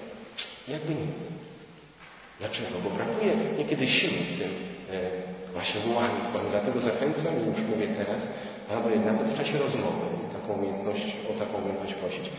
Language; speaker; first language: Polish; native; Polish